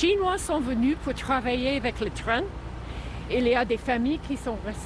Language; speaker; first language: French; non-native, fluent; English